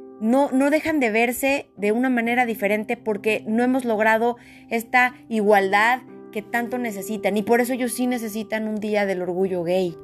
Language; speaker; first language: Spanish; native; Spanish